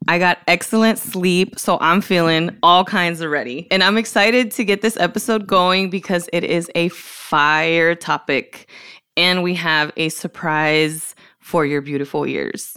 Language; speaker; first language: English; early bilingual, other home language; Spanish